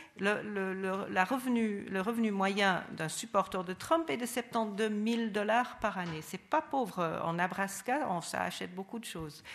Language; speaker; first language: French; non-native, fluent; English